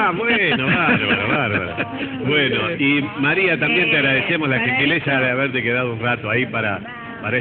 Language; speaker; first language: Spanish; native; Spanish